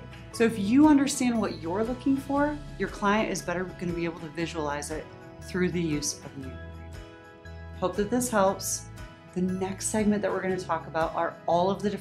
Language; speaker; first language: English; native; English